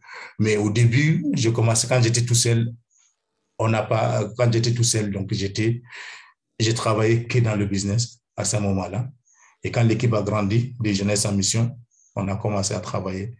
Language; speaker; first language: French; non-native, fluent; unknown